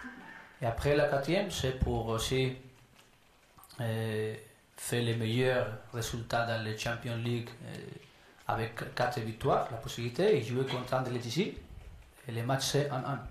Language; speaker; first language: French; non-native, learner; Spanish